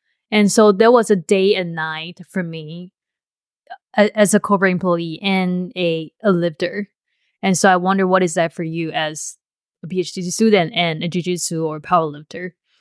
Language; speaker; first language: English; non-native, fluent; Chinese